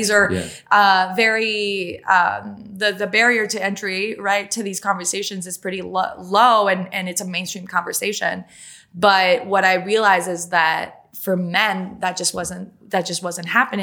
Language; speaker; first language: English; non-native, fluent; French